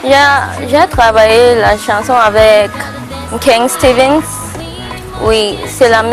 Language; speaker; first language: French; non-native, local second language; English